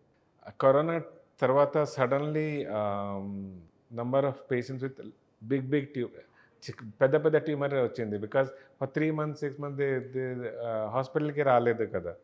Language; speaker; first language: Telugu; non-native, learner; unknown